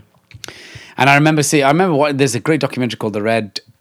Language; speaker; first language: English; native; English